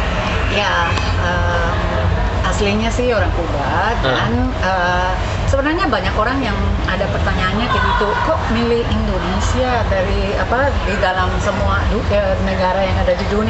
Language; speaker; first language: Indonesian; non-native, fluent; Spanish